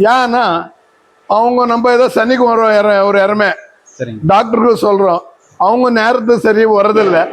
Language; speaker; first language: Tamil; non-native, local second language; Telugu